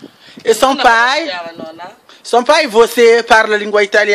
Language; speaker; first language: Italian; non-native, learner; French